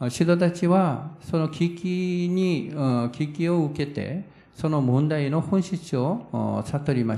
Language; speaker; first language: Japanese; non-native, fluent; Korean